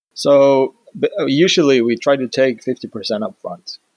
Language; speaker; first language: English; non-native, fluent; Swedish